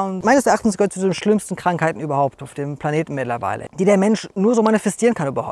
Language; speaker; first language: German; native; German